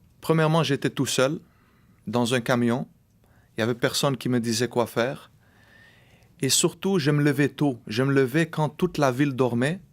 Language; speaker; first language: French; early bilingual, other home language; Arabic